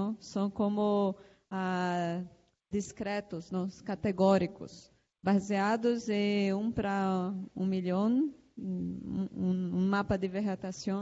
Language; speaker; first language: Spanish; non-native, learner; Portuguese